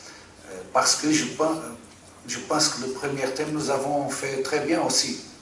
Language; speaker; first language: French; non-native, fluent; Portuguese